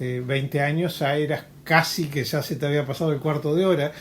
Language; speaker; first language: Spanish; native; Spanish